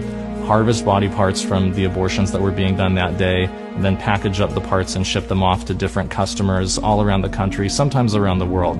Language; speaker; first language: English; native; English